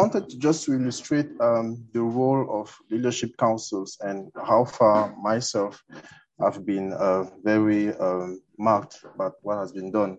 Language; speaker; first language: English; non-native, local second language; French